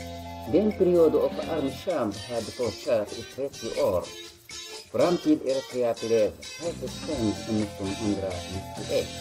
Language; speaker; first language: Swedish; non-native, learner; Tigrinya